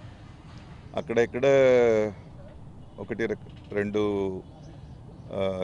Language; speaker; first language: Telugu; non-native, fluent; Tamil